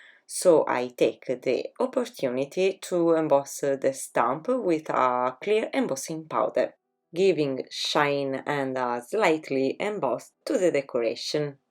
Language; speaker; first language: English; non-native, fluent; Italian